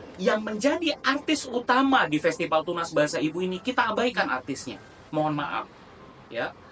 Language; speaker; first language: Indonesian; native; Indonesian